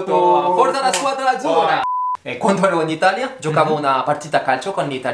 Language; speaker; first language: Italian; non-native, learner; French